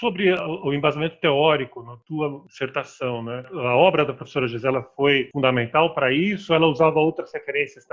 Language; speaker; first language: Portuguese; native; Portuguese